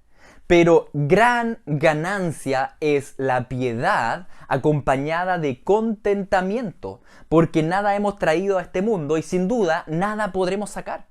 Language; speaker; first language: Spanish; native; Spanish